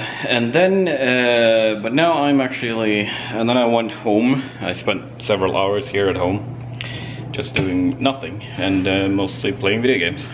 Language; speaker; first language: English; non-native, fluent; Swedish